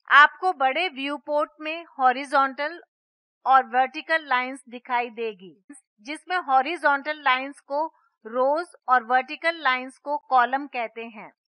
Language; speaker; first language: Hindi; non-native, local second language; Gujarati